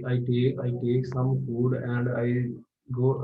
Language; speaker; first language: English; non-native, learner; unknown